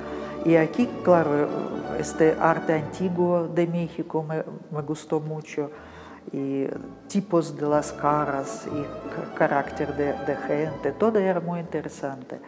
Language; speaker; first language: Spanish; non-native, fluent; Russian